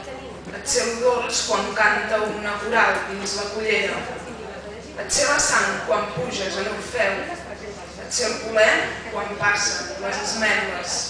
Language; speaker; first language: Catalan; native; Catalan